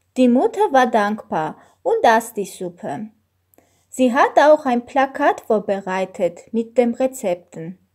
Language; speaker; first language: German; non-native, learner; Armenian